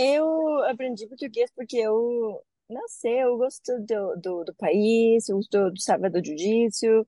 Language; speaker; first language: Portuguese; non-native, learner; Spanish